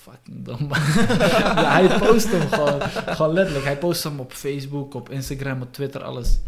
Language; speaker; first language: Dutch; early bilingual, other home language; Russian